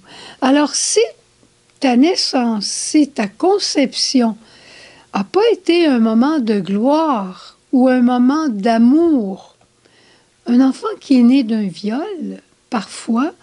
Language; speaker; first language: French; native; French